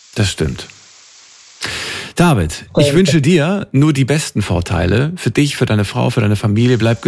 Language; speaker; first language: German; native; German